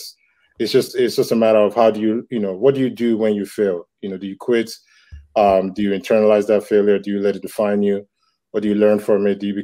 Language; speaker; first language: English; non-native, local second language; Yoruba